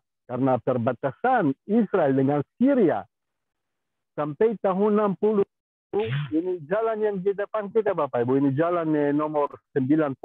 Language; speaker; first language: Indonesian; non-native, fluent; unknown